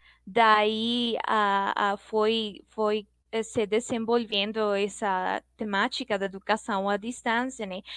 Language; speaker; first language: Portuguese; non-native, fluent; Spanish